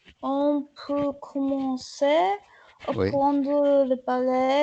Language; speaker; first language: French; non-native, learner; English